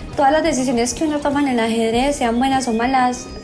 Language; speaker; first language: Spanish; native; Spanish